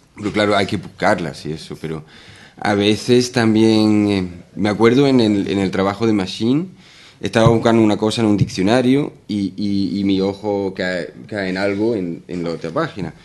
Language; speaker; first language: Spanish; non-native, fluent; Danish